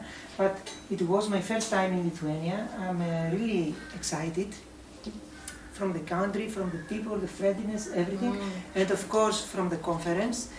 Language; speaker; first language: English; non-native, fluent; Greek